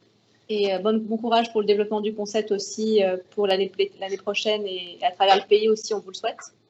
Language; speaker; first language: French; native; French